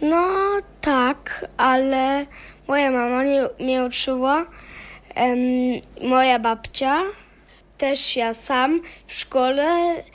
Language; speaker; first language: Polish; early bilingual, heritage; German